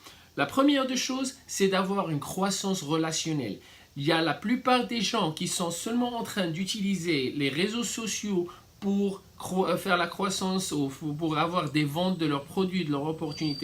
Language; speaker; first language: French; non-native, fluent; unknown